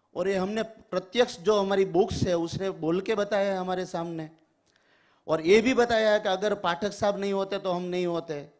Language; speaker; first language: Hindi; non-native, local second language; Gujarati